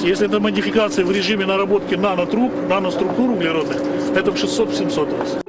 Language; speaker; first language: Russian; native; Russian